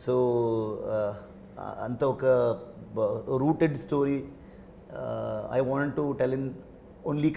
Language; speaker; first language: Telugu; non-native, learner; Kannada